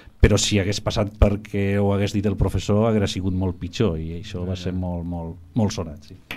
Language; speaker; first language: Catalan; non-native, local second language; Spanish